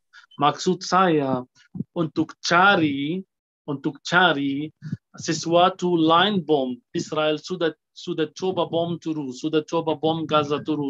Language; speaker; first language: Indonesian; non-native, fluent; Arabic